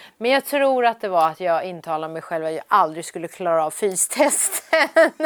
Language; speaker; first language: Swedish; early bilingual, other home language; Persian